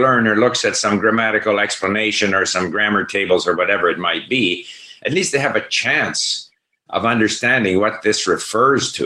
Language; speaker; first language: English; native; English